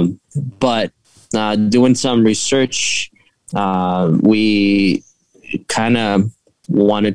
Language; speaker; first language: English; non-native, fluent; Portuguese